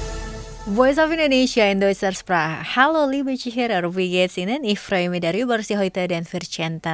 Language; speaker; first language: German; non-native, fluent; Indonesian